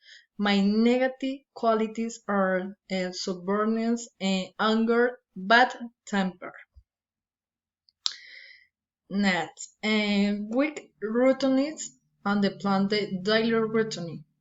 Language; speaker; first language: English; non-native, learner; Spanish